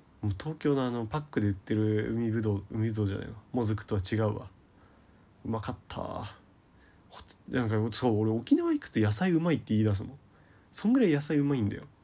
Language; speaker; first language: Japanese; native; Japanese